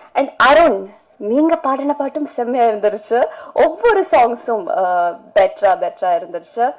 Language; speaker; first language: Tamil; non-native, fluent; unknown